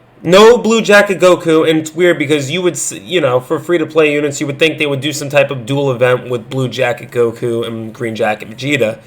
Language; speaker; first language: English; native; English